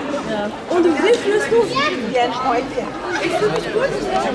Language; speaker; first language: German; non-native, learner; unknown